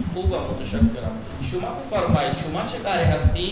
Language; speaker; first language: Persian; non-native, fluent; Urdu